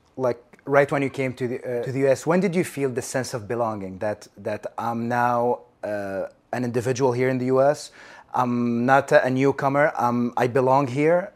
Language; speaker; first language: English; non-native, fluent; Arabic